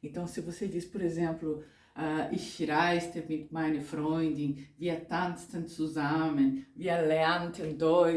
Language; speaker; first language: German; non-native, fluent; Portuguese